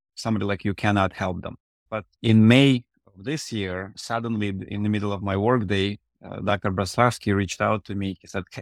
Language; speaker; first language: English; non-native, fluent; Russian